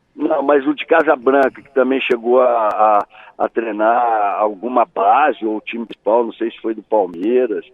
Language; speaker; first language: Portuguese; native; Portuguese